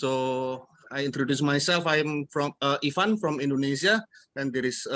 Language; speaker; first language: English; non-native, fluent; Indonesian